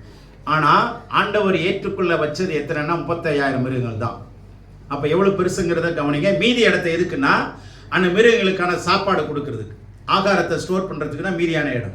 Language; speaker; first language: Tamil; native; Tamil